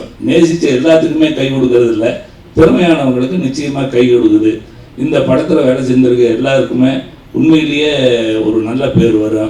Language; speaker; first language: Tamil; native; Tamil